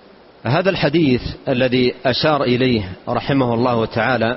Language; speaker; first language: Arabic; native; Arabic